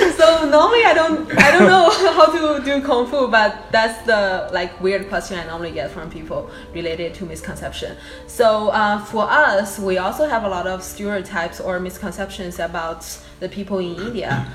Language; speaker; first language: English; non-native, fluent; Chinese